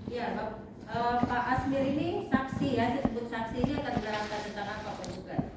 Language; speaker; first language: Indonesian; native; Indonesian